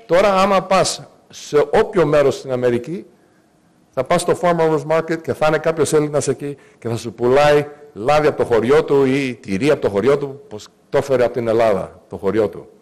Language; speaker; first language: Greek; early bilingual, heritage; Greek